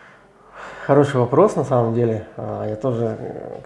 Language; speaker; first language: Russian; native; Russian